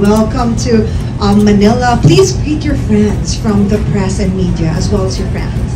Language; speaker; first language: English; non-native, local second language; Filipino